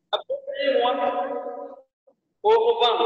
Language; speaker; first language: French; non-native, learner; Rundi